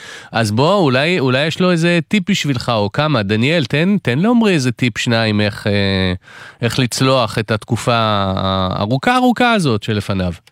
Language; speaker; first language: Hebrew; native; Hebrew